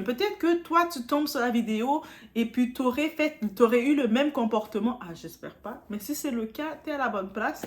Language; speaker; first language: French; native; French